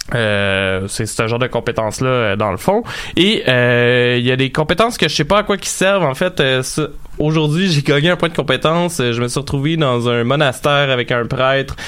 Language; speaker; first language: French; native; French